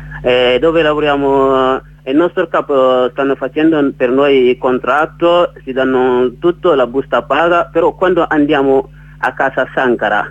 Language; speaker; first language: Italian; non-native, learner; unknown